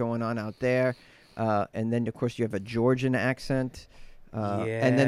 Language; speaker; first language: English; native; English